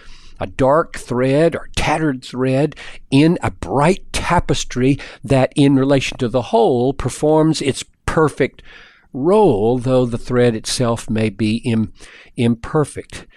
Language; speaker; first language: English; native; English